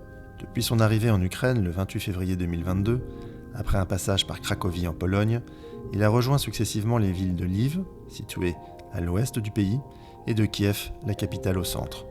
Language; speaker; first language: French; native; French